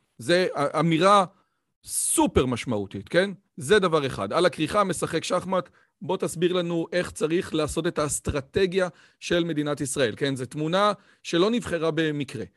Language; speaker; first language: Hebrew; native; Hebrew